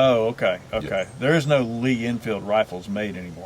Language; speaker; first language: English; native; English